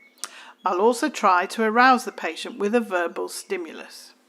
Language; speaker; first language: English; native; English